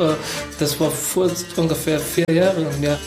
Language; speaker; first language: German; non-native, learner; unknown